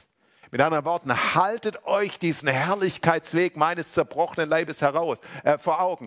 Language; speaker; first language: German; native; German